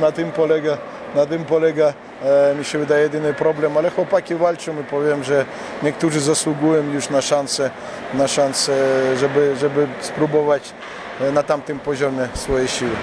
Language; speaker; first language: Polish; non-native, fluent; Russian